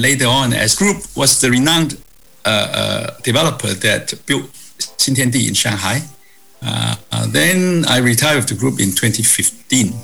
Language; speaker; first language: English; non-native, local second language; Cantonese